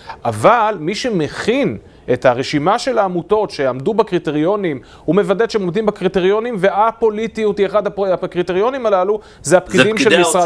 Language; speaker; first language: Hebrew; native; Hebrew